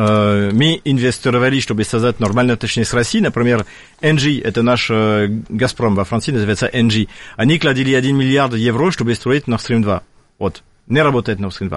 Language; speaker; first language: Russian; non-native, fluent; French